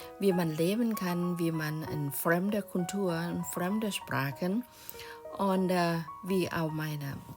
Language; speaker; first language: German; non-native, learner; Thai